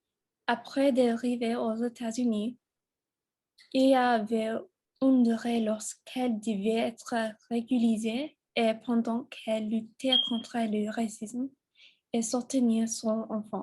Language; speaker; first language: French; non-native, learner; English